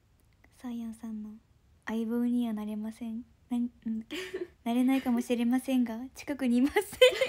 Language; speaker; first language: Japanese; native; Japanese